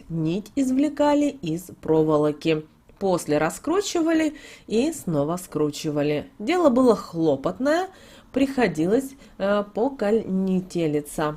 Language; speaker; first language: Russian; native; Russian